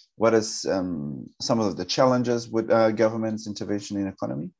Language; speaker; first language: English; non-native, fluent; Portuguese